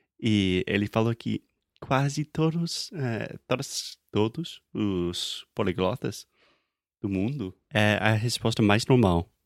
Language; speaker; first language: Portuguese; non-native, fluent; English